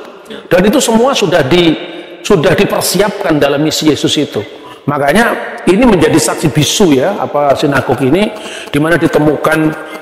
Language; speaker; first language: Indonesian; native; Indonesian